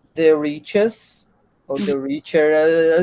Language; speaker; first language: English; non-native, learner; Portuguese